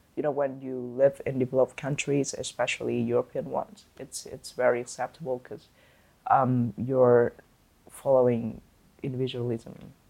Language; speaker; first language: English; non-native, fluent; Vietnamese